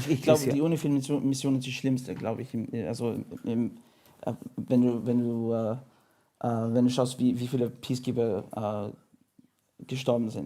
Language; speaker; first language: German; non-native, fluent; English